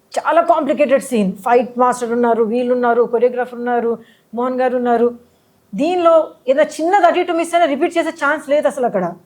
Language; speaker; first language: Telugu; early bilingual, heritage; Telugu